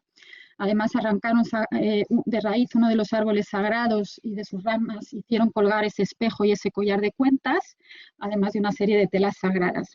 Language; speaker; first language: Spanish; native; Spanish